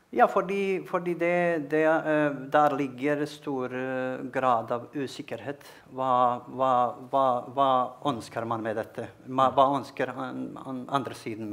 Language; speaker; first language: Norwegian; non-native, fluent; Bosnian